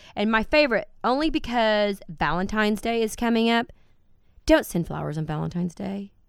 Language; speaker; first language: English; native; English